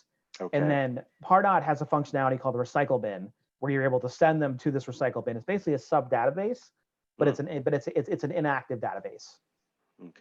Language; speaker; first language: English; native; English